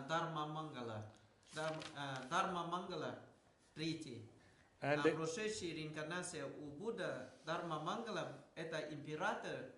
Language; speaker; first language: Russian; non-native, learner; Thai